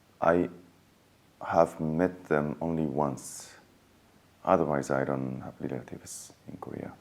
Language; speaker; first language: English; non-native, fluent; Japanese